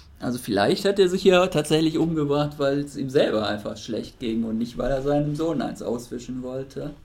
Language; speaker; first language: German; native; German